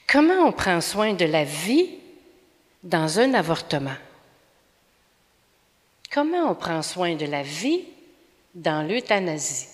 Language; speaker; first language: French; native; French